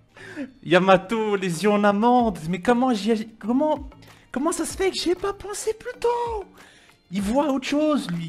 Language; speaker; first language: French; native; French